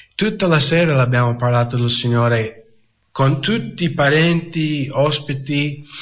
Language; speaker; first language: Italian; non-native, fluent; English